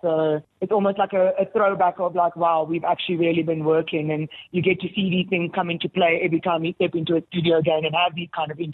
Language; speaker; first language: English; native; English